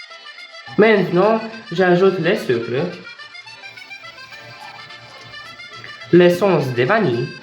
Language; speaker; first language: French; non-native, learner; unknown